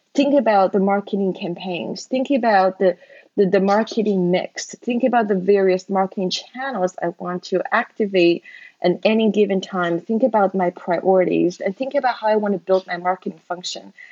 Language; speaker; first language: English; non-native, fluent; Chinese